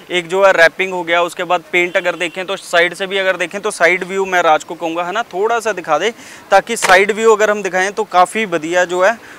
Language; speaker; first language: Hindi; non-native, local second language; Punjabi